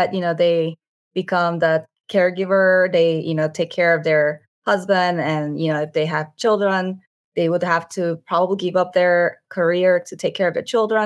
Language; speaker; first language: English; non-native, fluent; Korean